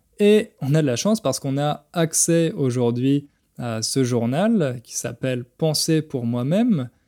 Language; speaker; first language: French; native; French